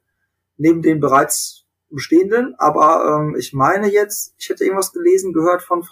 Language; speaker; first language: German; native; German